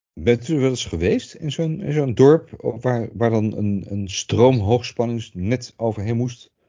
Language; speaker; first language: Dutch; native; Dutch